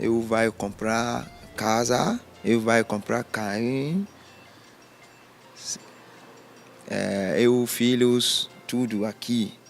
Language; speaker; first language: Portuguese; non-native, learner; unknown